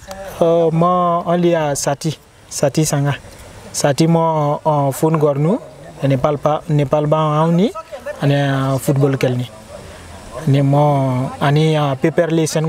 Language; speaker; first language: Nepali; non-native, learner; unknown